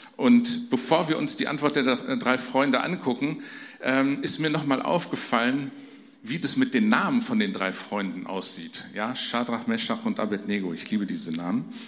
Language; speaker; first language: German; native; German